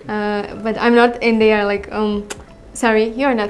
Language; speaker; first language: English; non-native, learner; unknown